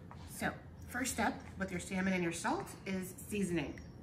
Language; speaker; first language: English; native; English